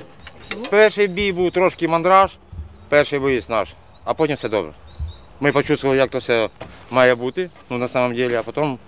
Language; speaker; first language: Ukrainian; non-native, local second language; Russian